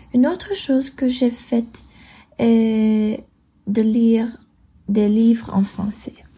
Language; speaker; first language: French; non-native, learner; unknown